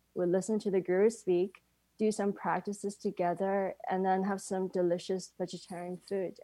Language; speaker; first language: English; non-native, local second language; Cantonese